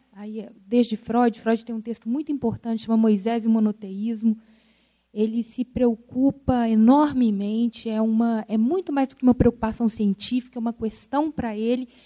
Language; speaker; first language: Portuguese; native; Portuguese